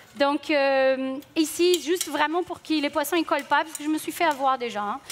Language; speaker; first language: French; non-native, fluent; Portuguese